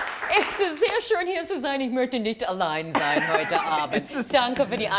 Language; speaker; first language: German; non-native, fluent; English